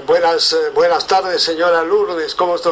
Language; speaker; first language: Spanish; native; Spanish